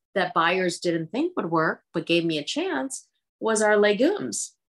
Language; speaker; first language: English; early bilingual, other home language; Hindi